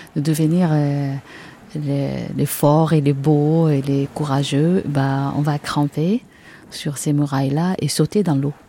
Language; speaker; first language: French; non-native, fluent; Arabic